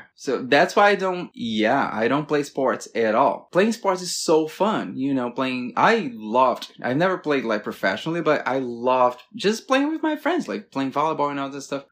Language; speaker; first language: English; non-native, fluent; Portuguese